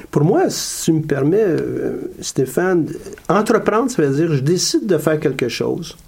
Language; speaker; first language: French; native; French